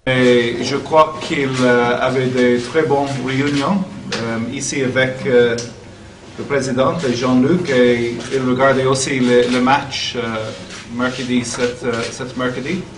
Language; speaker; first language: French; non-native, learner; English